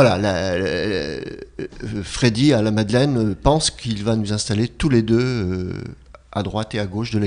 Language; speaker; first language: French; native; French